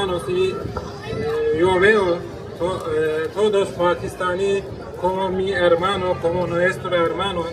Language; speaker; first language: Spanish; non-native, learner; Turkish